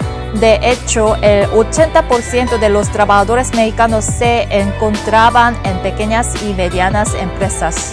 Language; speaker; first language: Spanish; non-native, fluent; Korean